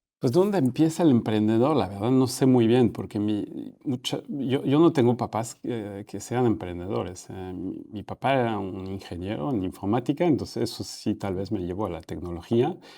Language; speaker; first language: Spanish; non-native, fluent; French